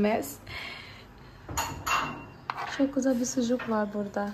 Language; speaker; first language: Turkish; non-native, fluent; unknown